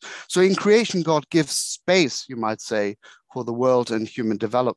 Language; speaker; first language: English; non-native, fluent; German